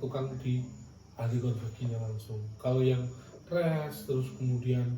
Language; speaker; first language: Indonesian; native; Indonesian